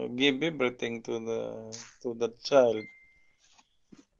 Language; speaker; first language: English; non-native, local second language; Filipino